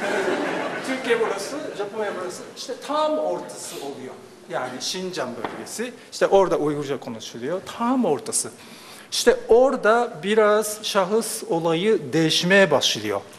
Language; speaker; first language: Turkish; non-native, fluent; Japanese